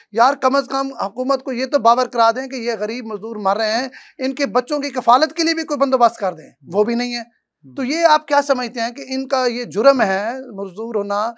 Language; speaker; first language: Urdu; non-native, local second language; Saraiki